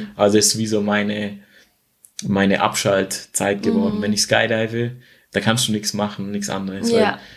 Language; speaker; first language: German; native; German